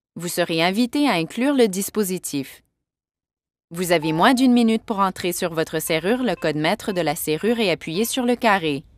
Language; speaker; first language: French; native; French